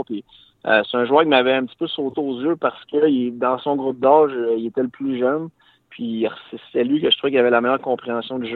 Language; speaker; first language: French; native; French